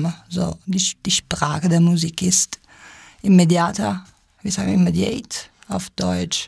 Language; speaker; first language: German; non-native, fluent; Italian